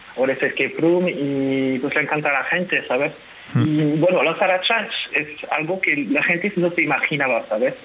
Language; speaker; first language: Spanish; non-native, fluent; French